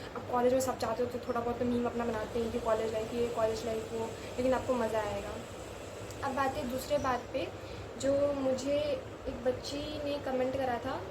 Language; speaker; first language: Hindi; native; Hindi